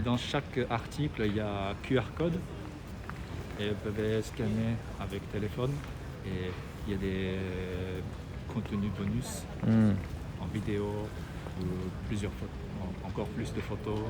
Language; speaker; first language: French; non-native, learner; Japanese